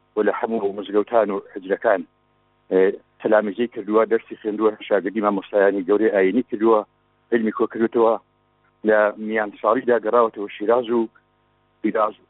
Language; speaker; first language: Central Kurdish; native; Central Kurdish